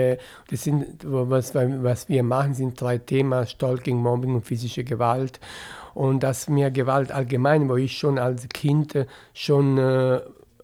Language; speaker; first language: German; non-native, fluent; Italian